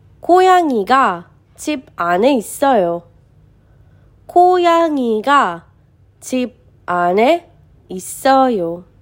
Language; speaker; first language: Korean; non-native, fluent; Hebrew